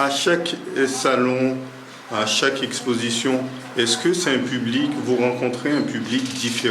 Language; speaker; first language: French; native; French